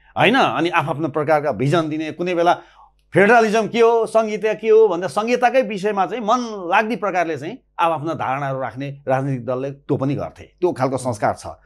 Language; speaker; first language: Nepali; native; Nepali